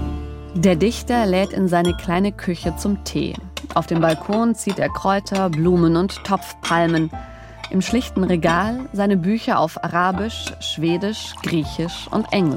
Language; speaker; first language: German; native; German